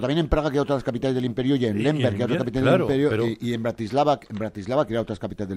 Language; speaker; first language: Spanish; native; Spanish